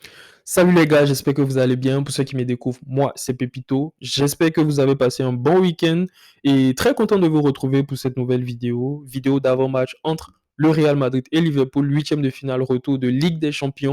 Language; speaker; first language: French; native; French